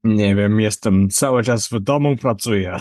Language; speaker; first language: Polish; non-native, learner; English